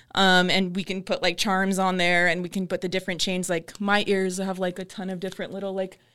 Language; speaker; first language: English; native; English